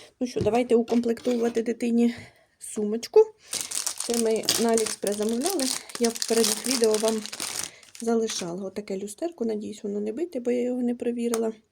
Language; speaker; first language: Ukrainian; non-native, local second language; Russian